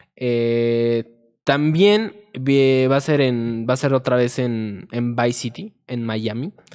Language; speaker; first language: Spanish; native; Spanish